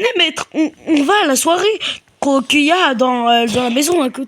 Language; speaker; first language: French; native; French